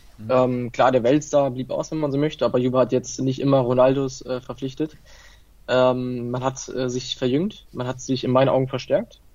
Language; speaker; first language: German; early bilingual, other home language; Italian